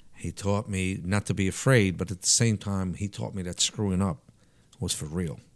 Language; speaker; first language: English; early bilingual, other home language; Italian